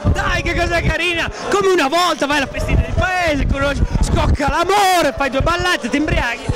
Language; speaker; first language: Italian; native; Italian